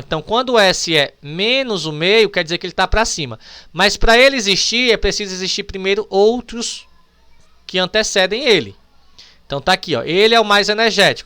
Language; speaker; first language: Portuguese; native; Portuguese